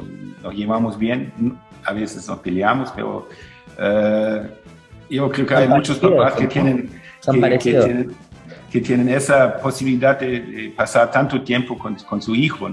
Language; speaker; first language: Spanish; non-native, fluent; German